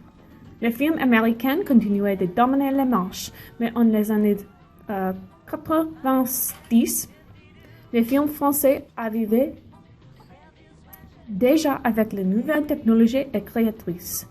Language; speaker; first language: French; non-native, learner; English